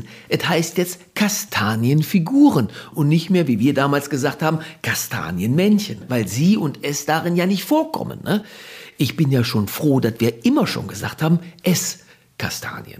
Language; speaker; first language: German; native; German